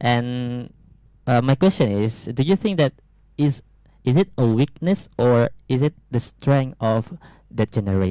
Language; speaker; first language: English; non-native, learner; Indonesian